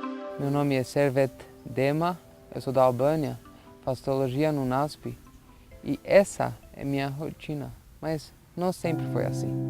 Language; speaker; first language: Portuguese; non-native, fluent; Albanian